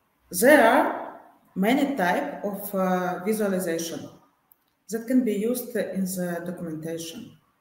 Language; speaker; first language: English; non-native, fluent; Russian